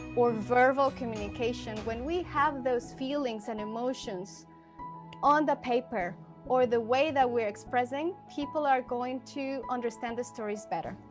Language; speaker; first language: English; non-native, fluent; Spanish